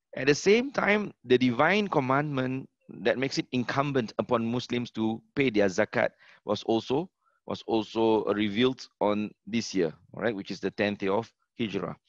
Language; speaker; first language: English; non-native, local second language; Malay